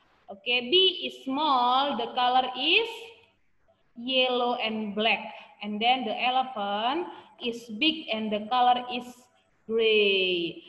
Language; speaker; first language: English; non-native, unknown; Indonesian